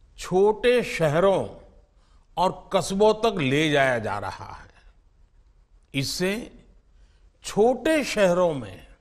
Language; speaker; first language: Hindi; non-native, local second language; Gujarati